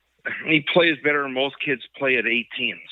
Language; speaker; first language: English; native; English